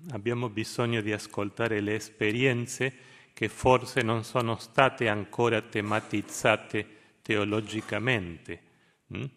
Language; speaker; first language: Italian; non-native, fluent; Spanish